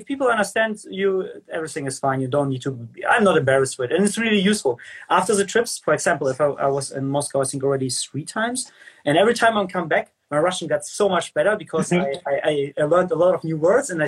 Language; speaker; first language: English; non-native, fluent; German